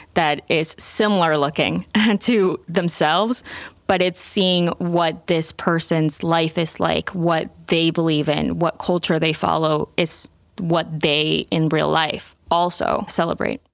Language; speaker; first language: English; non-native, fluent; Spanish